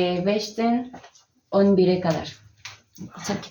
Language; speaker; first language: Turkish; non-native, learner; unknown